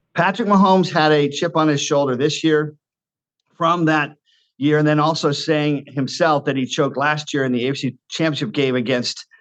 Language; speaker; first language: English; native; English